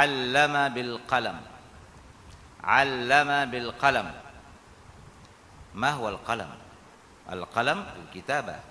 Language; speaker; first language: Arabic; non-native, fluent; Urdu